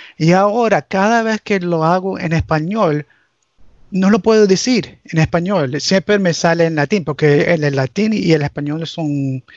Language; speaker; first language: Spanish; early bilingual, heritage; English